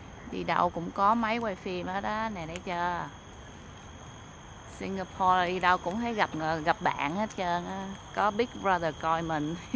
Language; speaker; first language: Vietnamese; native; Vietnamese